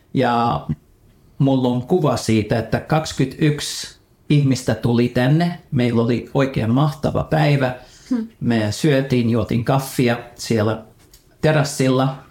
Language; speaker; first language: Finnish; early bilingual, heritage; Finnish